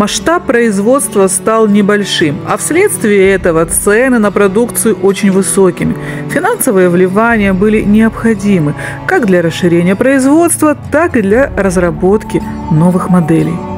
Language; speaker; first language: Russian; native; Russian